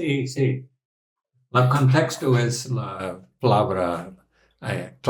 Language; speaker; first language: Spanish; non-native, learner; English